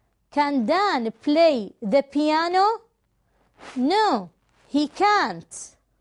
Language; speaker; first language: English; non-native, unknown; Arabic